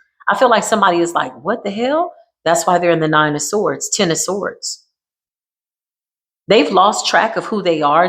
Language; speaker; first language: English; native; English